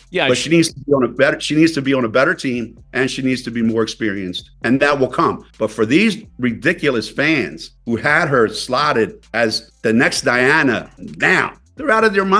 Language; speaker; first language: English; native; English